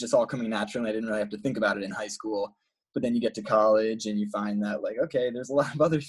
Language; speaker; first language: English; native; English